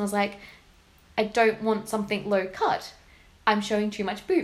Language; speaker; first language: English; native; English